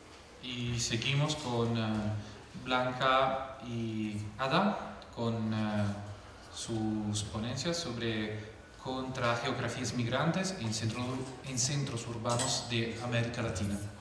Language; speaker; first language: Spanish; non-native, fluent; Italian